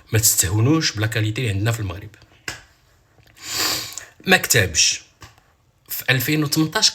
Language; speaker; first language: Arabic; native; Arabic